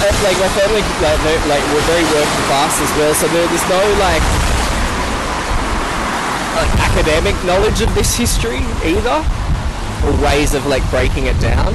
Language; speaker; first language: English; native; English